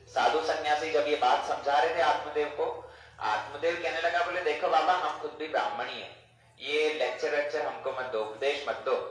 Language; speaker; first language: Hindi; non-native, fluent; English